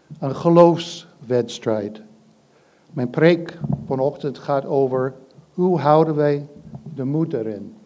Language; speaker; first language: Dutch; non-native, fluent; English